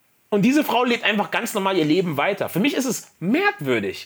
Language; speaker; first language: German; native; German